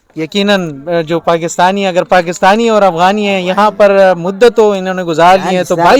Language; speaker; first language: Urdu; native; Urdu